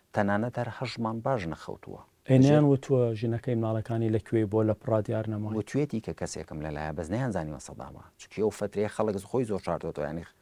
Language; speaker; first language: Central Kurdish; early bilingual, heritage; Central Kurdish